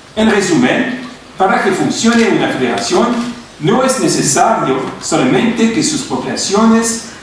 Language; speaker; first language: Spanish; non-native, fluent; French